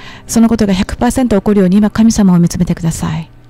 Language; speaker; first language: Japanese; native; Japanese